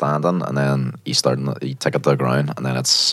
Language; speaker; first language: English; native; English